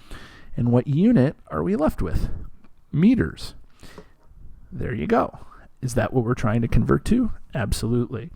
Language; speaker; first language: English; native; English